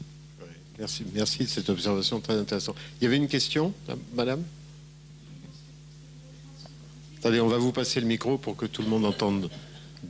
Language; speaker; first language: French; native; French